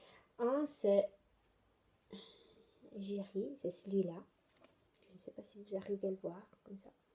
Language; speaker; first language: French; non-native, fluent; Italian